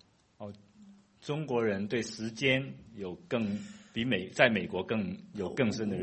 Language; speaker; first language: Chinese; non-native, fluent; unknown